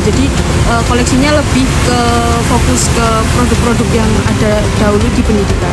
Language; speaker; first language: Indonesian; native; Indonesian